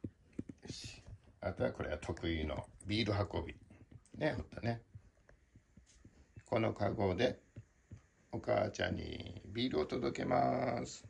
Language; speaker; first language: Japanese; native; Japanese